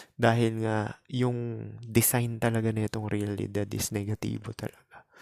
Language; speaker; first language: Filipino; native; Filipino